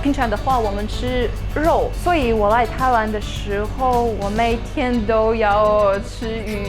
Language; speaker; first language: Chinese; non-native, fluent; Russian